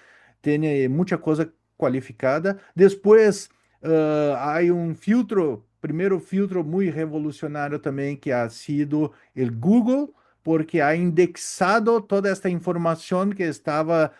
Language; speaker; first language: Spanish; non-native, learner; Portuguese